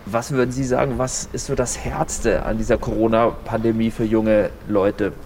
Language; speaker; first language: German; native; German